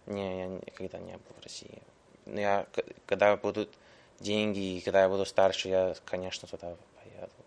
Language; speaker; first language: Russian; early bilingual, heritage; English